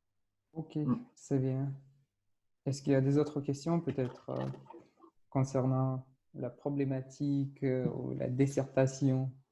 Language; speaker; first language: French; non-native, fluent; Russian